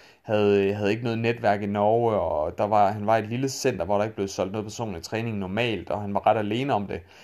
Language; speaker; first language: Danish; native; Danish